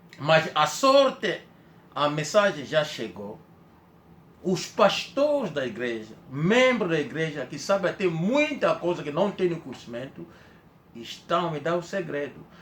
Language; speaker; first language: Portuguese; native; Portuguese